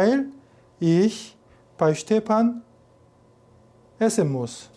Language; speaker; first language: German; non-native, fluent; Korean